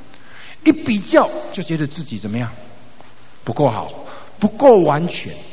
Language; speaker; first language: Chinese; native; Chinese